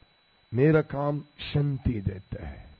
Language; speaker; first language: Hindi; non-native, fluent; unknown